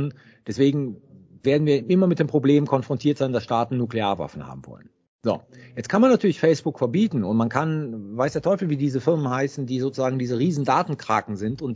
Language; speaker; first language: German; native; German